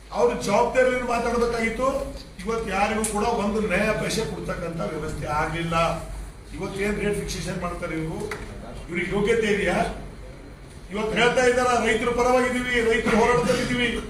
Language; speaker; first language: Kannada; native; Kannada